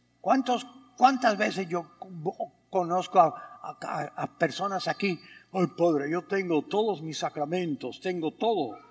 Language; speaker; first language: Spanish; early bilingual, heritage; Spanish